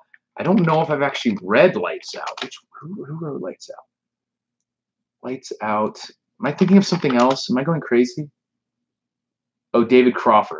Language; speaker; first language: English; native; English